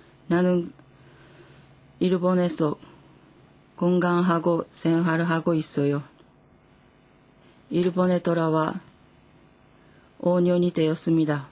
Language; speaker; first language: Korean; non-native, fluent; Japanese